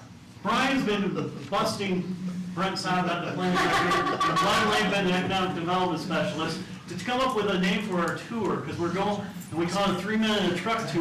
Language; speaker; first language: English; native; English